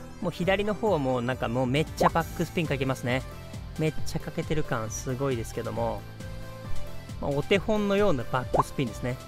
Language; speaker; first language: Japanese; native; Japanese